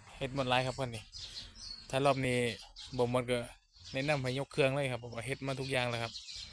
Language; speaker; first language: Thai; native; Thai